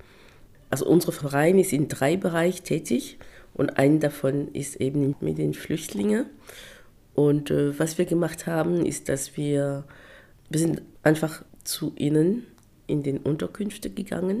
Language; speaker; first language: German; non-native, fluent; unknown